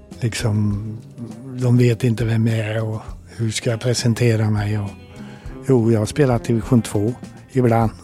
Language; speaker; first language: Swedish; native; Swedish